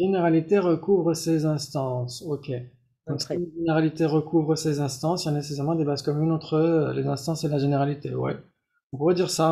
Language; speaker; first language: French; native; French